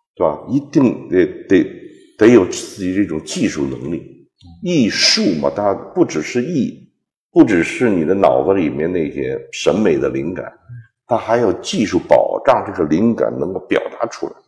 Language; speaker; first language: Chinese; native; Chinese